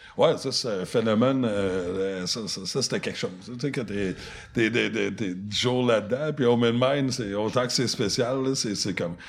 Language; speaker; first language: French; non-native, local second language; English